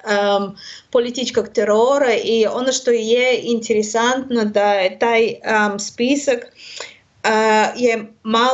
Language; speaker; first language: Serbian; non-native, learner; Russian